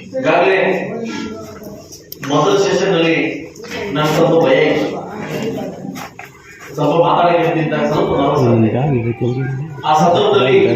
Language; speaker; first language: Kannada; native; Kannada